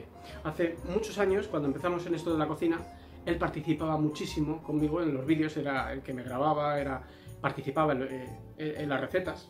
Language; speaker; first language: Spanish; native; Spanish